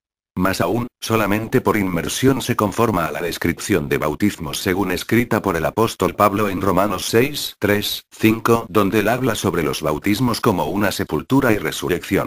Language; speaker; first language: Spanish; native; Spanish